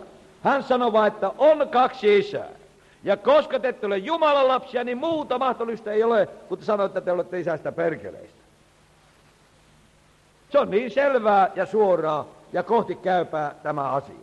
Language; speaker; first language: Finnish; native; Finnish